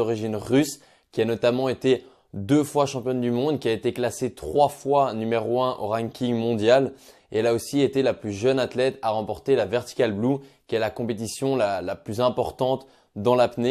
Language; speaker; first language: French; native; French